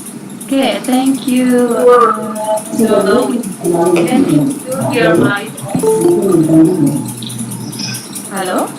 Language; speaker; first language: English; non-native, learner; Indonesian